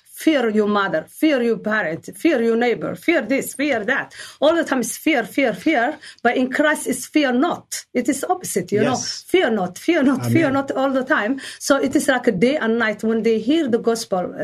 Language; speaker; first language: English; non-native, learner; Somali